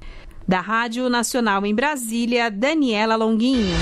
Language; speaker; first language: Portuguese; native; Portuguese